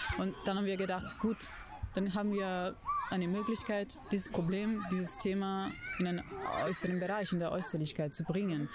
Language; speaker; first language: German; non-native, fluent; Italian